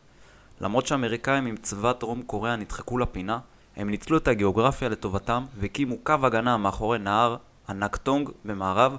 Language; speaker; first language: Hebrew; native; Hebrew